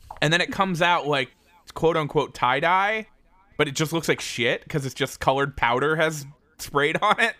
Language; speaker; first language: English; native; English